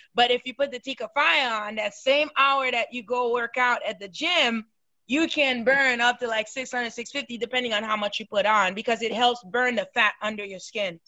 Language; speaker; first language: English; non-native, fluent; Haitian Creole